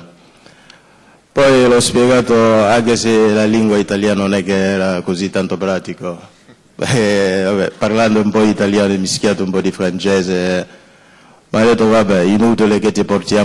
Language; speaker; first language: Italian; non-native, fluent; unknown